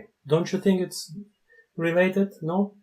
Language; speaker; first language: English; non-native, fluent; Bulgarian